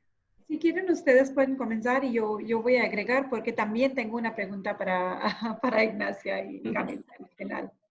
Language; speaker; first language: Spanish; non-native, fluent; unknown